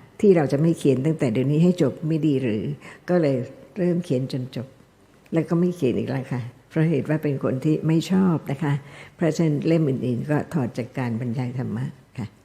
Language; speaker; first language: Thai; native; Thai